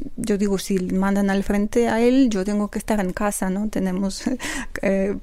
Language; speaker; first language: Spanish; non-native, fluent; Ukrainian